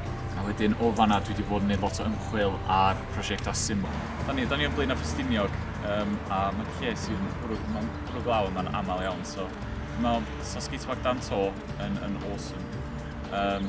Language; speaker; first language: Welsh; native; Welsh